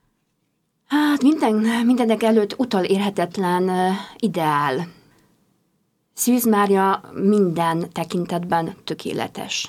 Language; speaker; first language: Hungarian; non-native, fluent; Polish